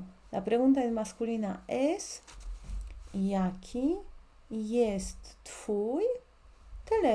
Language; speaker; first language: Spanish; non-native, fluent; Polish